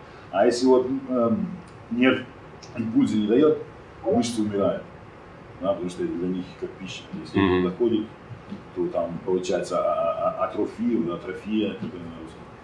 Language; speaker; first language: Russian; non-native, fluent; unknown